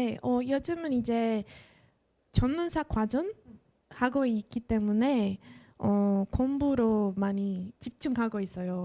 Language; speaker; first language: Korean; non-native, fluent; Spanish